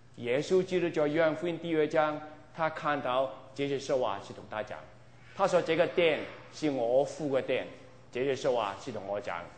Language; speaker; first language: Chinese; non-native, local second language; Cantonese